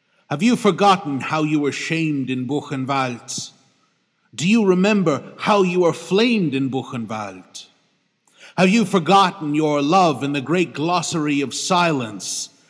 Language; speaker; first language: English; native; English